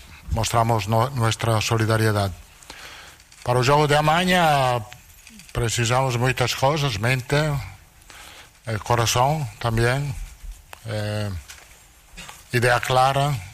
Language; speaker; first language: Portuguese; non-native, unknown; Italian